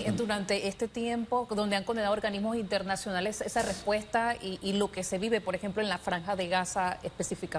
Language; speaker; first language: Spanish; native; Spanish